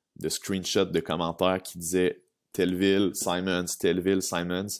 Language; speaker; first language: French; native; French